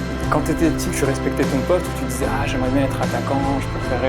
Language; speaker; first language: French; native; French